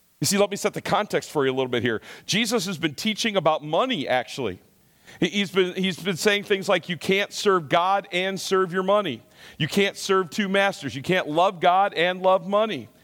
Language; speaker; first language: English; native; English